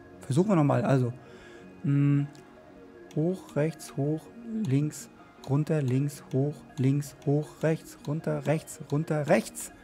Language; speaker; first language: German; native; German